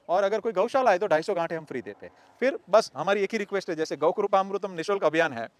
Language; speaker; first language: Hindi; non-native, local second language; Gujarati